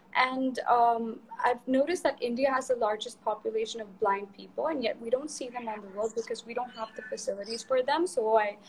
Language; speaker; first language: English; non-native, local second language; Hindi